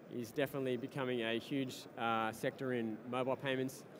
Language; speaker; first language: English; native; English